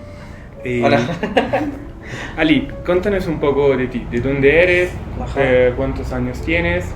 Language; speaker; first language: Spanish; non-native, fluent; Italian